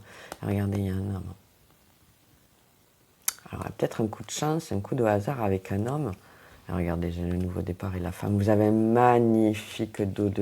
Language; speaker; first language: French; native; French